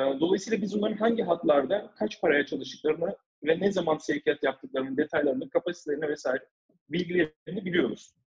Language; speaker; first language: Turkish; early bilingual, heritage; Turkish